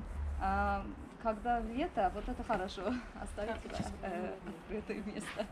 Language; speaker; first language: Russian; non-native, learner; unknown